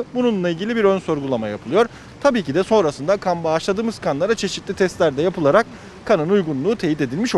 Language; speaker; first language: Turkish; native; Turkish